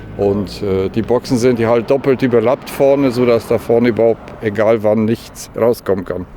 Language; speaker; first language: German; early bilingual, other home language; Polish